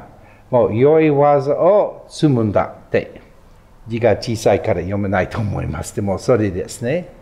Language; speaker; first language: Japanese; non-native, fluent; English